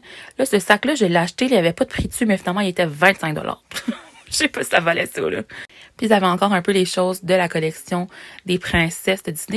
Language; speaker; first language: French; native; French